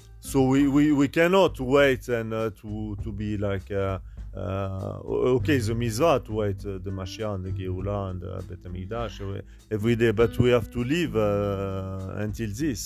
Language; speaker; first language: English; non-native, learner; French